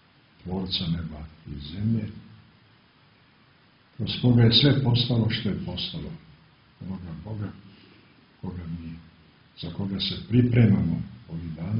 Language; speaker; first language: Croatian; native; Croatian